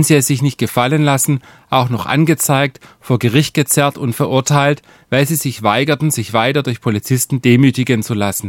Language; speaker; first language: German; native; German